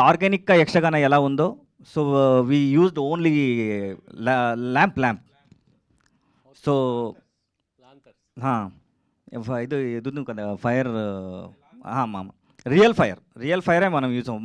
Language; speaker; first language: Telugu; non-native, learner; Kannada